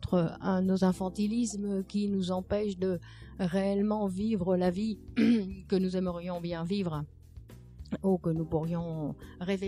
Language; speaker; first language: French; native; French